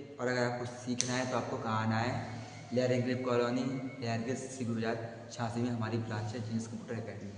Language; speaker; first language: Hindi; native; Hindi